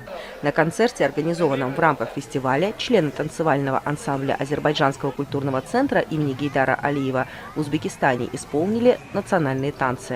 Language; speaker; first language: Russian; native; Russian